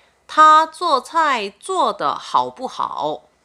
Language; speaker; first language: Chinese; non-native, fluent; Korean